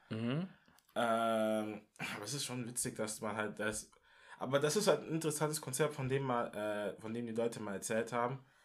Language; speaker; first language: German; non-native, local second language; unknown